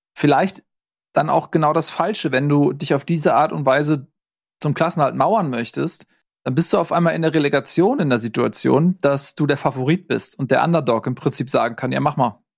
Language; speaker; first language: German; native; German